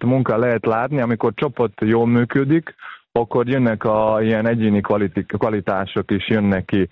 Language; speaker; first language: Hungarian; non-native, fluent; Serbian